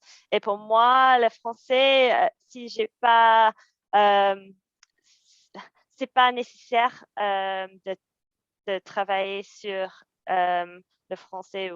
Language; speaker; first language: French; non-native, fluent; English